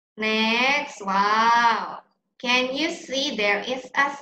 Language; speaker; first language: English; non-native, learner; Indonesian